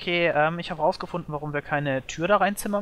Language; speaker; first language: German; native; German